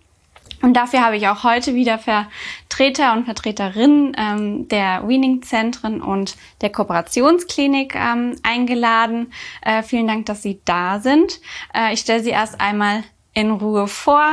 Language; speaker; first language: German; native; German